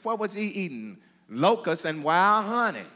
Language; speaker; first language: English; native; English